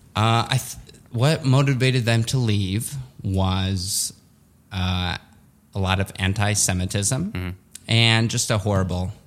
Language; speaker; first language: English; early bilingual, other home language; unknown